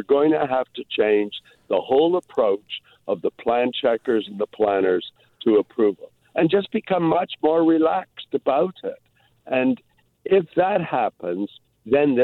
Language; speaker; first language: English; native; English